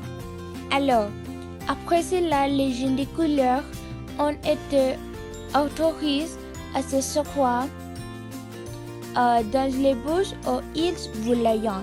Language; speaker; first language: French; non-native, learner; English